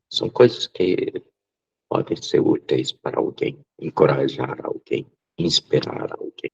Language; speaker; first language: Portuguese; non-native, local second language; Japanese